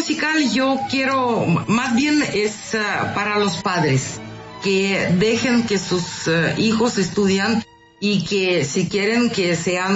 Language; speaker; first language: Spanish; non-native, fluent; Russian